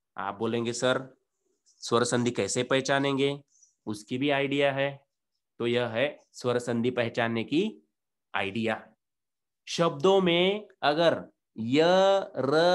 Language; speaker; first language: Hindi; non-native, local second language; Marathi